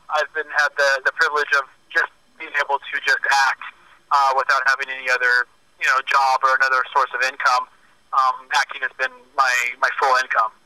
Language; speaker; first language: English; native; English